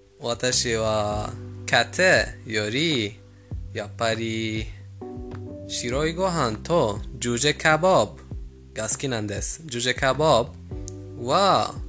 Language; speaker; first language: Japanese; non-native, fluent; Persian